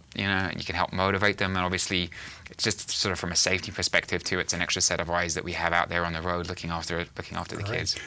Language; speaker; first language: English; native; English